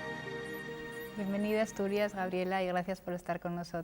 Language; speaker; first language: Spanish; native; Spanish